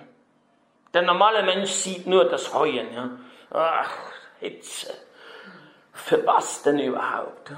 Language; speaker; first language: German; native; German